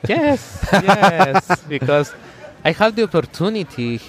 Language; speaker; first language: English; non-native, fluent; Spanish